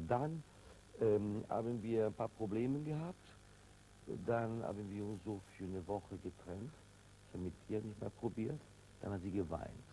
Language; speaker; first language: German; non-native, fluent; Italian